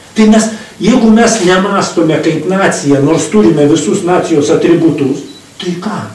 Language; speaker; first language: Lithuanian; native; Lithuanian